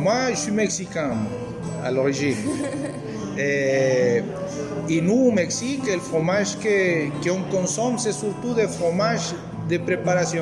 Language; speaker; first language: French; non-native, fluent; Spanish